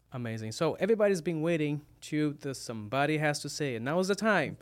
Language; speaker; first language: English; non-native, fluent; Portuguese